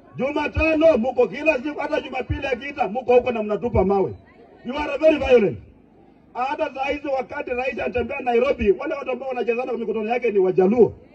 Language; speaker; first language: Swahili; non-native, local second language; Luyia